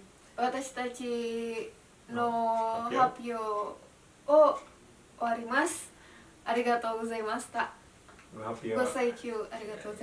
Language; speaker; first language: Japanese; non-native, learner; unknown